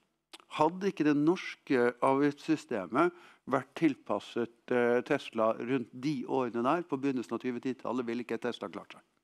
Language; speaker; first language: Norwegian; non-native, fluent; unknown